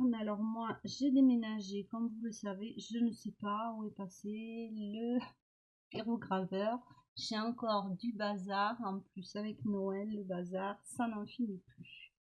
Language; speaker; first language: French; native; French